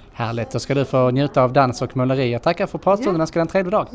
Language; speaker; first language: Swedish; native; Swedish